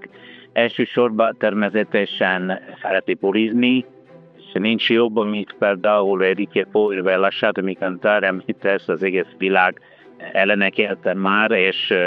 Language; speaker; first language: Hungarian; non-native, learner; Italian